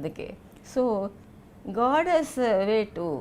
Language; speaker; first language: Telugu; non-native, local second language; Tamil